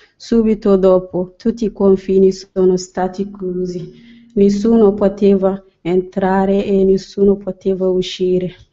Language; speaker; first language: Italian; non-native, learner; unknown